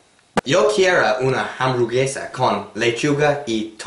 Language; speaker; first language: Spanish; non-native, learner; English